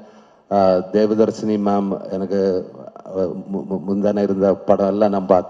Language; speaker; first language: Tamil; non-native, learner; Malayalam